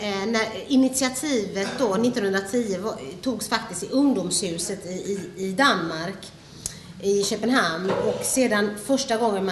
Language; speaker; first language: Swedish; early bilingual, other home language; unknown